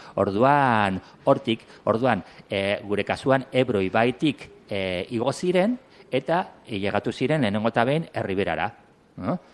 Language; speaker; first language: Basque; non-native, local second language; Spanish